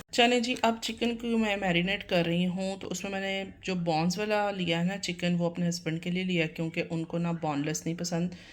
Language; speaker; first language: Urdu; non-native, local second language; Punjabi